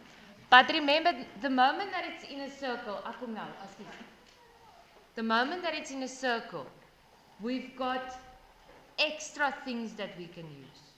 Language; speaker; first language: English; non-native, local second language; Afrikaans